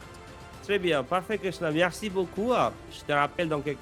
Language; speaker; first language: French; non-native, fluent; English